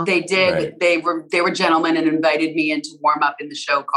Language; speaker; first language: English; native; English